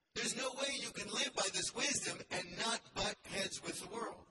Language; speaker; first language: English; native; English